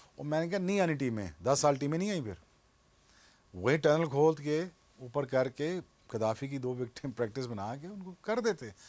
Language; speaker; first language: Urdu; non-native, local second language; Punjabi